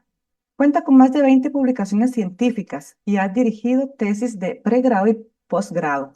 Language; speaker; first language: Spanish; native; Spanish